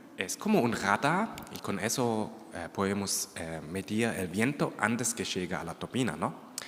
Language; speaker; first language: Spanish; non-native, fluent; German